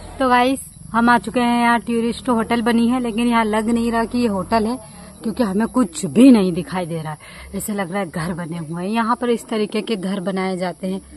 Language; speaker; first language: Hindi; native; Hindi